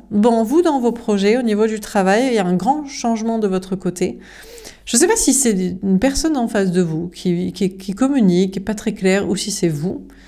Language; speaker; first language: French; native; French